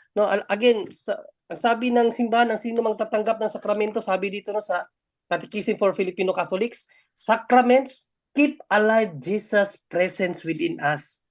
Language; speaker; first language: Filipino; non-native, local second language; Cebuano